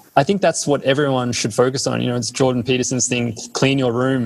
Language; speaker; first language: English; native; English